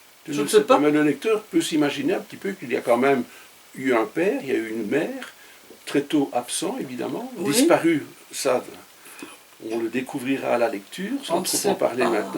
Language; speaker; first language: French; native; French